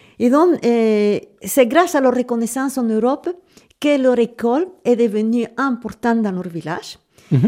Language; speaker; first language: French; non-native, fluent; Spanish